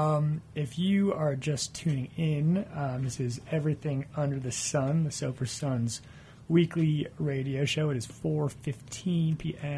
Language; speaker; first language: English; native; English